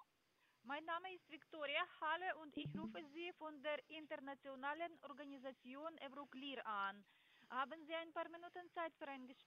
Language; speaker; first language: German; non-native, learner; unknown